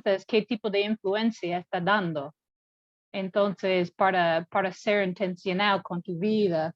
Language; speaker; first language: Spanish; non-native, learner; English